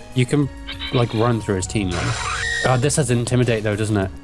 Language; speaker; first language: English; native; English